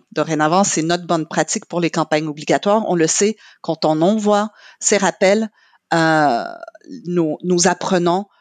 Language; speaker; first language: French; non-native, fluent; English